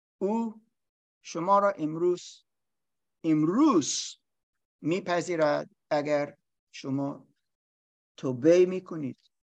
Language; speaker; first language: Persian; non-native, learner; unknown